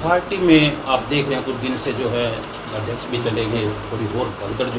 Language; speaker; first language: Hindi; native; Hindi